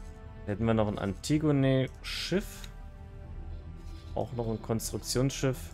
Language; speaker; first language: German; native; German